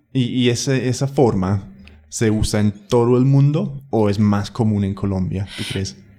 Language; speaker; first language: Spanish; non-native, fluent; English